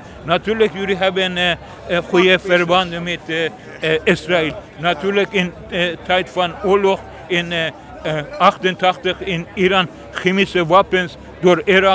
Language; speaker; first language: Dutch; non-native, learner; Persian